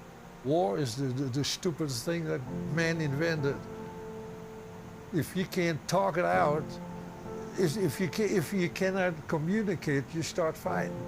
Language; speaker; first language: English; non-native, fluent; German